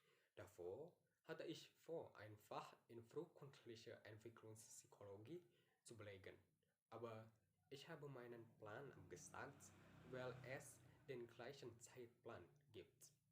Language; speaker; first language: German; non-native, learner; Indonesian